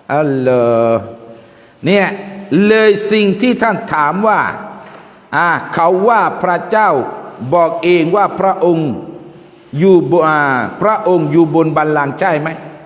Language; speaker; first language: Thai; non-native, local second language; Malay